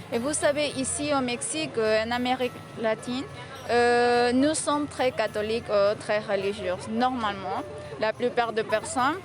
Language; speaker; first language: French; non-native, fluent; Spanish